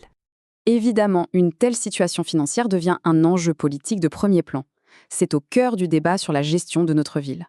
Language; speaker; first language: French; native; French